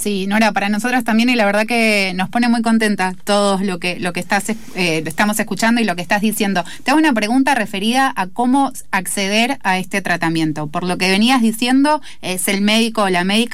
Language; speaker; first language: Spanish; native; Spanish